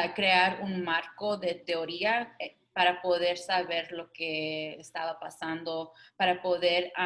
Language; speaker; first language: Spanish; early bilingual, other home language; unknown